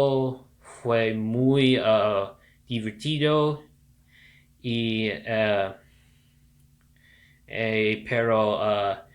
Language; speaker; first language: Spanish; non-native, learner; English